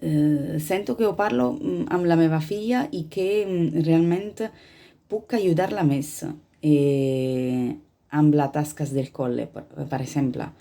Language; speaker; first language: Catalan; non-native, learner; Italian